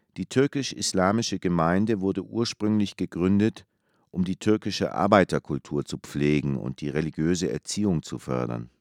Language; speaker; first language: German; early bilingual, other home language; Turkish